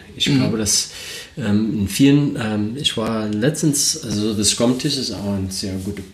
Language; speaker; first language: German; non-native, learner; English